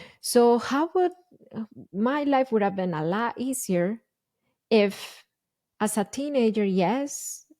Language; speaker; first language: English; non-native, fluent; Spanish